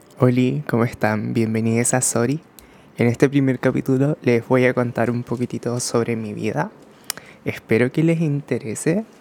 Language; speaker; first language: Spanish; early bilingual, other home language; Japanese